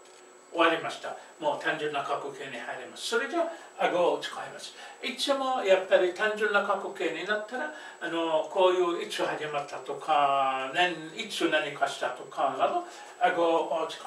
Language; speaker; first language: Japanese; non-native, fluent; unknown